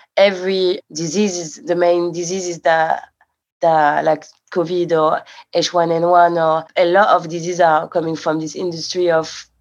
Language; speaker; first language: English; non-native, fluent; French